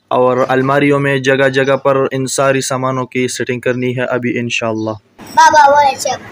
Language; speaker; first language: Urdu; non-native, local second language; Pashto